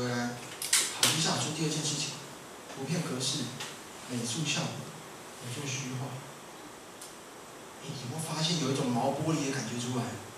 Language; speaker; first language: Chinese; native; Chinese